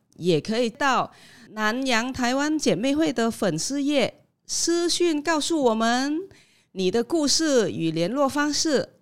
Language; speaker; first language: Chinese; non-native, fluent; Vietnamese